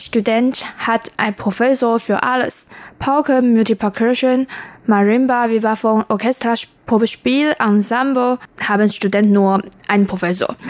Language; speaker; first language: German; non-native, learner; Chinese